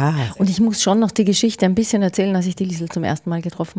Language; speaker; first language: German; native; German